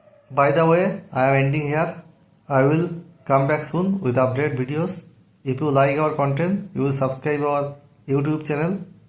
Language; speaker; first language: English; non-native, local second language; Bangla